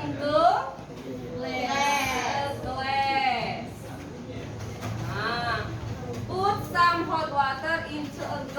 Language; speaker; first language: English; non-native, learner; Indonesian